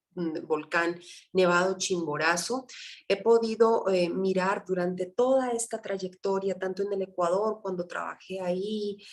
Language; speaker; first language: Spanish; native; Spanish